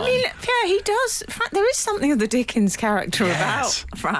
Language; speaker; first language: English; native; English